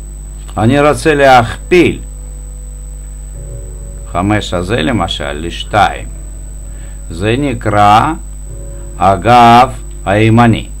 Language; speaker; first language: Hebrew; non-native, fluent; Russian